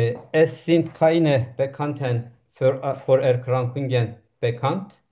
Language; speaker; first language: German; non-native, learner; Turkish